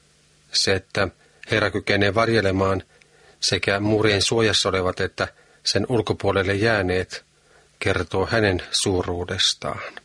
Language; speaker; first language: Finnish; native; Finnish